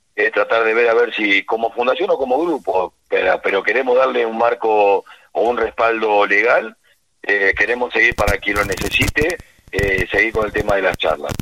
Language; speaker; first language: Spanish; native; Spanish